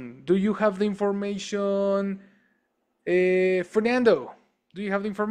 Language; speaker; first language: English; non-native, fluent; Spanish